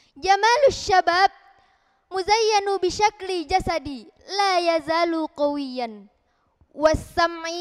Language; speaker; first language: Arabic; non-native, learner; Indonesian